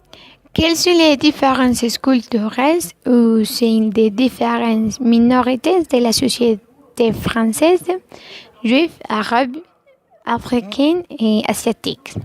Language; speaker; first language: French; non-native, learner; Spanish